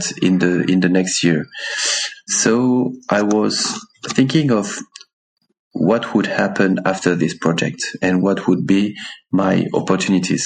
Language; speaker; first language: English; non-native, fluent; French